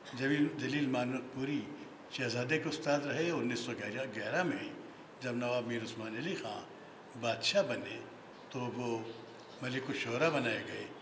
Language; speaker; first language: Urdu; native; Urdu